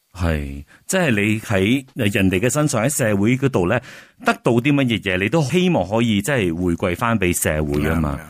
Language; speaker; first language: Cantonese; native; Cantonese